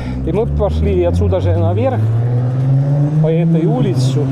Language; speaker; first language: Russian; non-native, local second language; Estonian